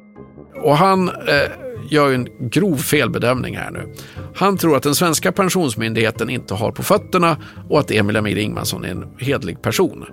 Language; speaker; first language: Swedish; native; Swedish